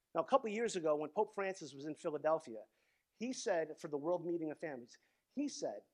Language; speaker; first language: English; native; English